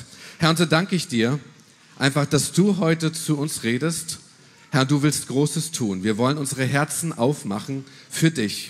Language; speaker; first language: German; native; German